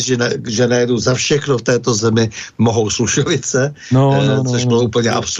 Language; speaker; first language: Czech; native; Czech